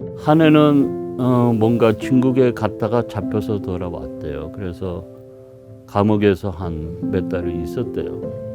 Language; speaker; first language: Korean; early bilingual, heritage; Korean